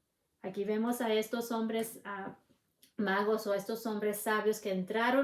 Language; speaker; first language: Spanish; native; Spanish